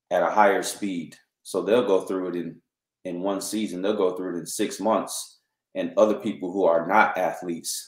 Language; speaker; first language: English; native; English